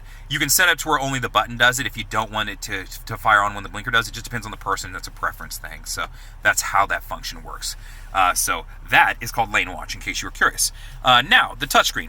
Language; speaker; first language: English; native; English